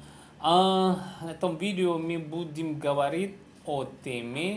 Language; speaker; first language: Russian; non-native, learner; Javanese